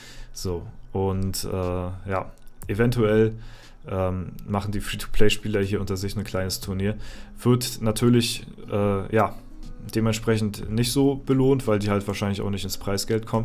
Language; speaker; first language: German; native; German